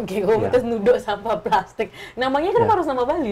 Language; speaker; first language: Indonesian; native; Indonesian